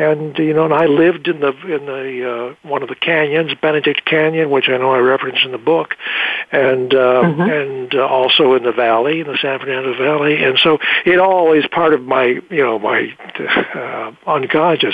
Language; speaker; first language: English; native; English